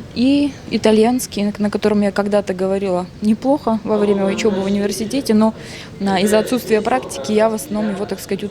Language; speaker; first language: Russian; native; Russian